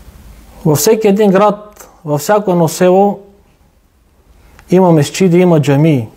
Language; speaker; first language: Bulgarian; non-native, local second language; Turkish